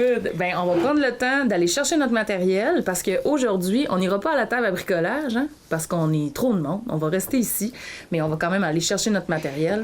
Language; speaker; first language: French; native; French